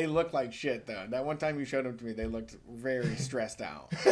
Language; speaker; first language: English; native; English